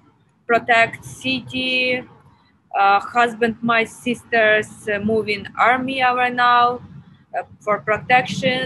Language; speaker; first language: English; non-native, learner; Ukrainian